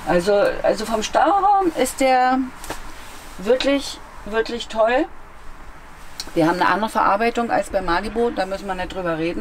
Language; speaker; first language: German; native; German